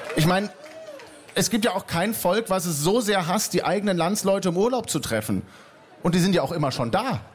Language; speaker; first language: German; native; German